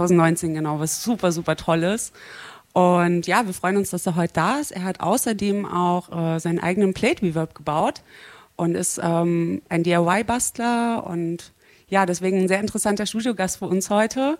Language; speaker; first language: German; native; German